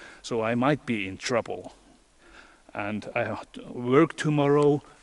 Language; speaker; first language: English; non-native, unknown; Finnish